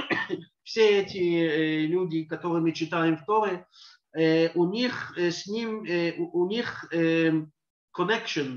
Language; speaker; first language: Russian; early bilingual, heritage; Russian